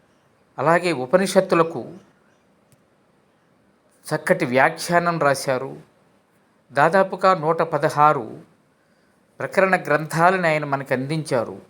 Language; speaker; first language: Telugu; native; Telugu